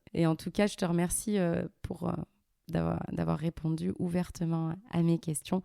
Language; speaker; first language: French; early bilingual, other home language; Arabic